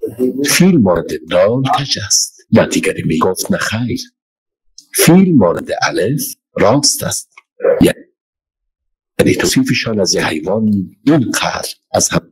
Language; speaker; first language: Persian; non-native, learner; Urdu